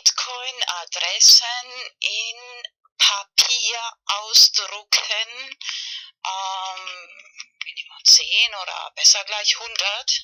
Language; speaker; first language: German; non-native, fluent; Spanish